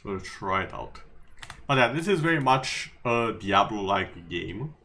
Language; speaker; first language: English; non-native, fluent; Romanian